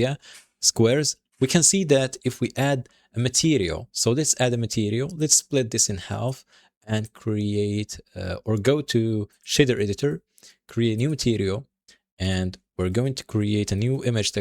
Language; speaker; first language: English; non-native, fluent; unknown